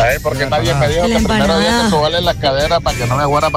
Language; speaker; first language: Spanish; native; Spanish